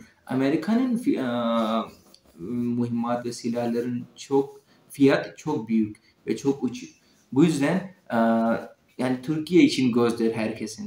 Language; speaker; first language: Turkish; non-native, fluent; Urdu